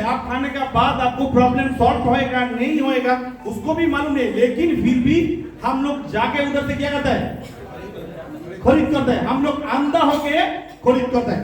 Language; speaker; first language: Hindi; non-native, local second language; Bangla